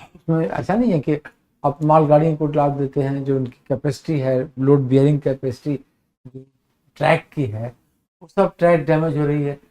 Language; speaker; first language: Hindi; native; Hindi